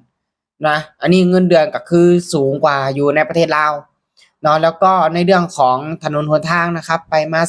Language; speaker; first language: Thai; non-native, local second language; Northeastern Thai